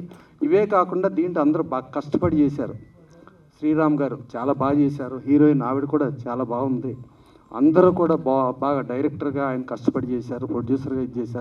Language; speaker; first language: Telugu; native; Telugu